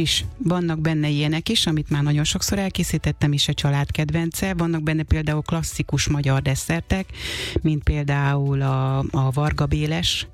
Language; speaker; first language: Hungarian; native; Hungarian